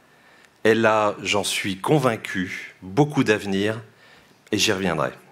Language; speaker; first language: French; native; French